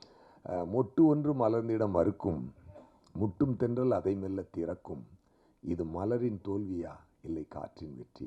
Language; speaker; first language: Tamil; native; Tamil